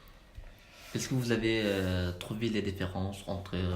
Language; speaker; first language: French; non-native, learner; Malay